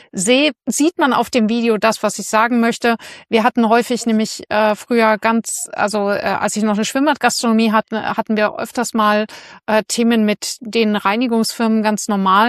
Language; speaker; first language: German; native; German